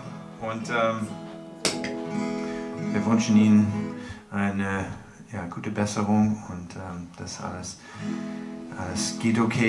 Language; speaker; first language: German; non-native, fluent; English